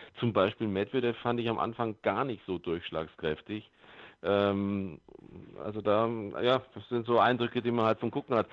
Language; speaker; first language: German; native; German